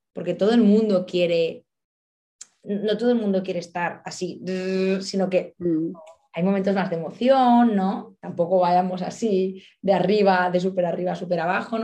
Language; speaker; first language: Spanish; native; Spanish